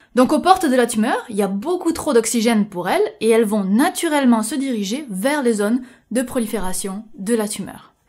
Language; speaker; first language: French; native; French